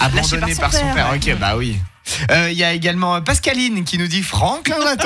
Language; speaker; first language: French; native; French